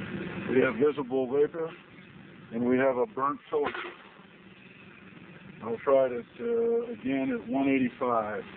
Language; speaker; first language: English; native; English